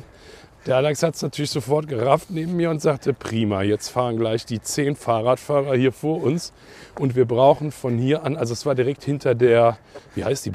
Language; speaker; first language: German; native; German